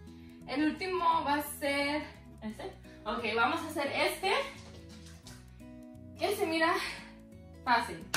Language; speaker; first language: Spanish; early bilingual, heritage; Spanish